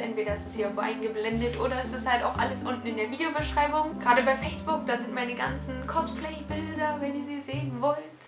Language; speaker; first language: German; native; German